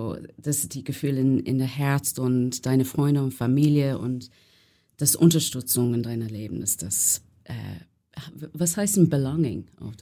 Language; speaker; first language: German; non-native, learner; English